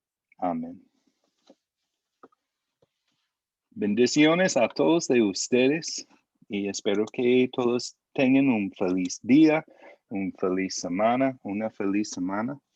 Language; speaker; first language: Spanish; non-native, fluent; English